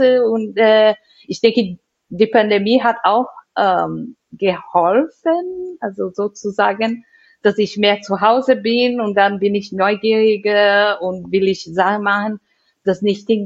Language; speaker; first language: German; non-native, fluent; Portuguese